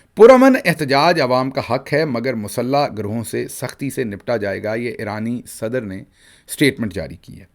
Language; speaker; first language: Urdu; native; Urdu